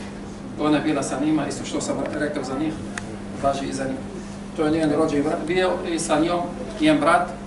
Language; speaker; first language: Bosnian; non-native, fluent; Arabic